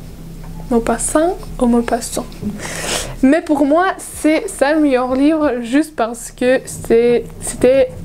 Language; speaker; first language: French; non-native, fluent; Russian